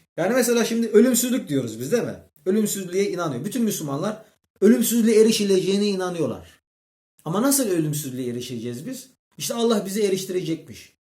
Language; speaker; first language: Turkish; early bilingual, heritage; Turkish